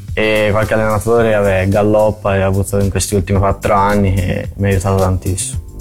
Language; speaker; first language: Italian; native; Italian